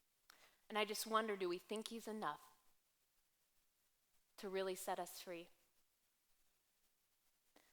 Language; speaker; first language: English; native; English